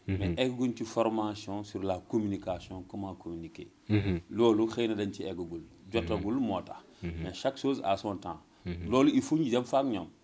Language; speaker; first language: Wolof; native; Wolof